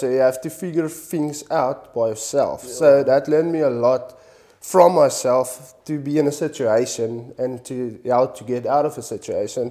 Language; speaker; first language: English; non-native, local second language; Afrikaans